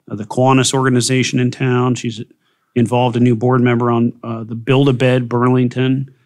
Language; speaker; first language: English; native; English